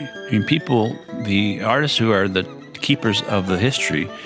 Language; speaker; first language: English; native; English